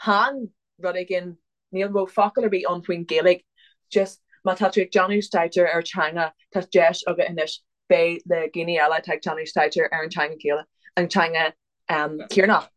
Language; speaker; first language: Irish; non-native, local second language; English